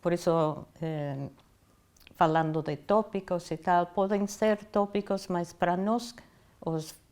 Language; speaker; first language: Galician; non-native, fluent; English